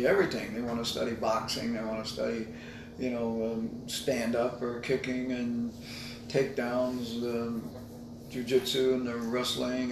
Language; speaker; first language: English; native; English